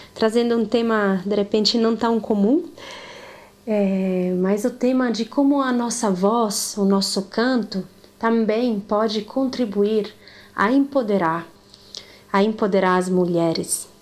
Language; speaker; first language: Portuguese; non-native, fluent; Italian